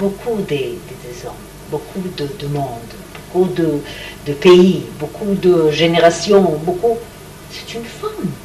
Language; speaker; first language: French; non-native, learner; Hebrew